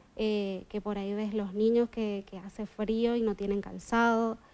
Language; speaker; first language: Spanish; native; Spanish